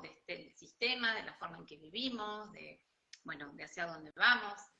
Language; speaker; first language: Spanish; native; Spanish